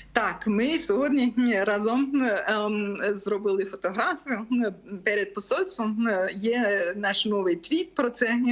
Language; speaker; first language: Ukrainian; non-native, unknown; German